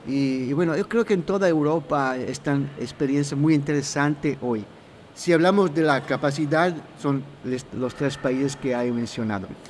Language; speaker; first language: Spanish; non-native, fluent; Italian